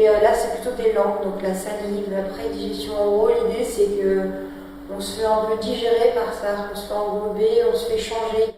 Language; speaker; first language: French; native; French